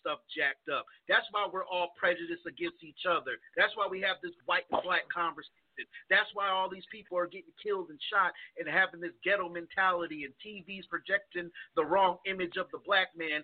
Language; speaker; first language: English; native; English